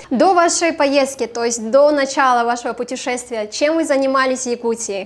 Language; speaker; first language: Russian; non-native, local second language; Kazakh